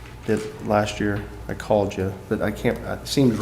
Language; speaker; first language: English; native; English